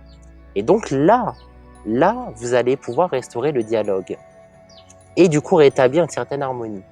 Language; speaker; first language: French; native; French